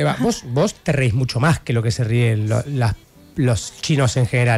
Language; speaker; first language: Spanish; native; Spanish